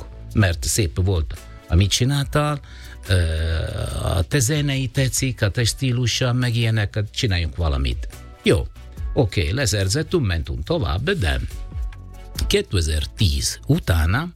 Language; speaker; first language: Hungarian; non-native, learner; Italian